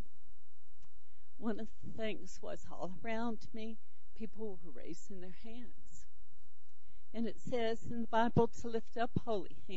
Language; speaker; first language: English; native; English